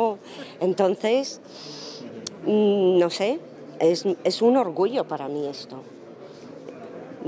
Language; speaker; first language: Spanish; non-native, fluent; Romanian